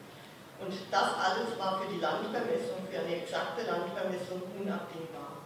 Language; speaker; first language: German; native; German